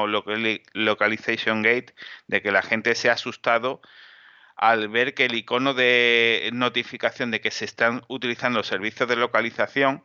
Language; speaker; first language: Spanish; native; Spanish